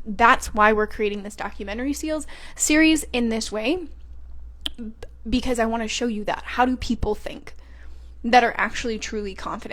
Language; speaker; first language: English; native; English